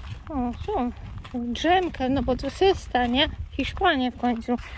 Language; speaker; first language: Polish; native; Polish